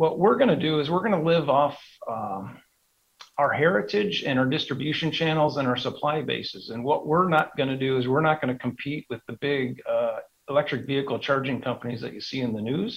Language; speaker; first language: English; native; English